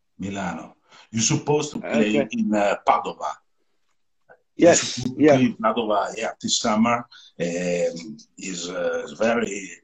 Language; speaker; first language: English; non-native, learner; Italian